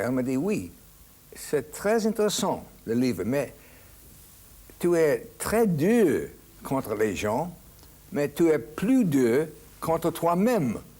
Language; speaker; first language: French; non-native, fluent; English